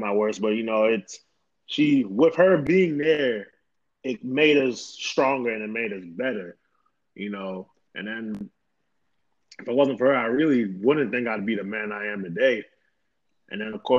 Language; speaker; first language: English; native; English